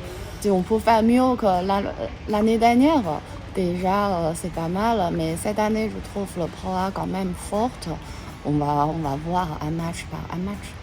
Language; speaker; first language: French; non-native, learner; Chinese